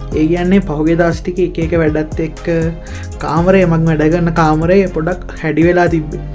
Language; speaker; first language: Sinhala; native; Sinhala